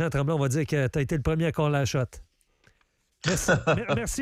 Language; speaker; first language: French; native; French